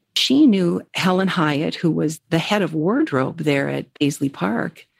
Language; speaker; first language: English; native; English